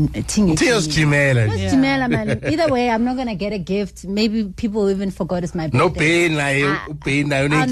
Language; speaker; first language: English; non-native, local second language; Zulu